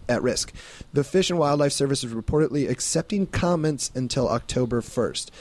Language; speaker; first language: English; native; English